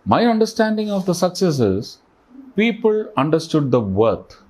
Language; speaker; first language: English; non-native, local second language; Malayalam